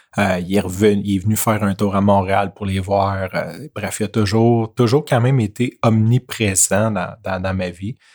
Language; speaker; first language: French; native; French